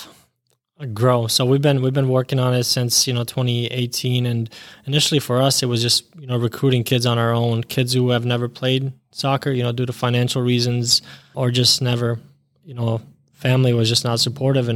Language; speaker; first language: English; early bilingual, other home language; Bosnian